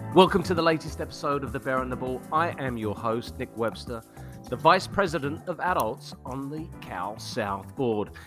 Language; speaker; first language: English; native; English